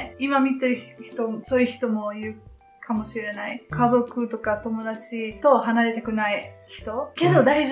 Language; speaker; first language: Japanese; non-native, fluent; Dutch